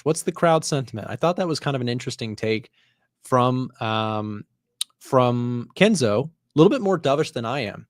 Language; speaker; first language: English; native; English